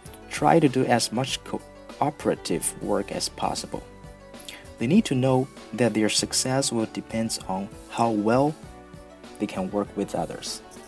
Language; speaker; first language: English; non-native, fluent; Chinese